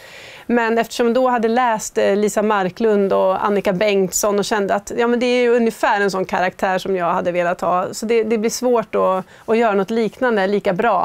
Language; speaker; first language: Swedish; native; Swedish